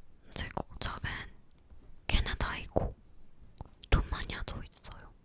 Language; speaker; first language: Korean; non-native, learner; English